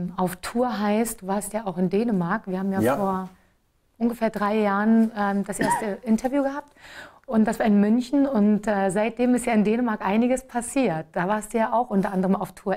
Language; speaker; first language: German; native; German